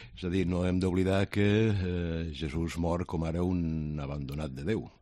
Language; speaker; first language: Catalan; native; Catalan